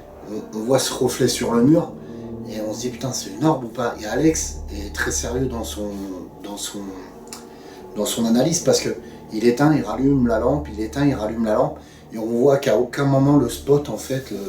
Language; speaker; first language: French; native; French